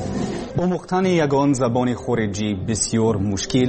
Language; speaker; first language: Persian; non-native, learner; English